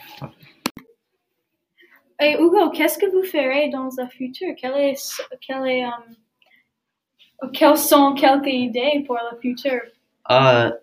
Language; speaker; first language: French; non-native, learner; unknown